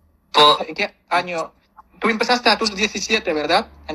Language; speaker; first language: Spanish; non-native, fluent; Kazakh